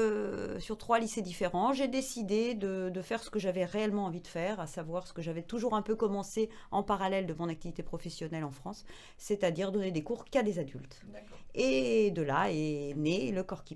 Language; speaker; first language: French; native; French